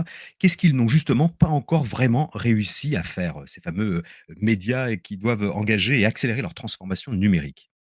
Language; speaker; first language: French; native; French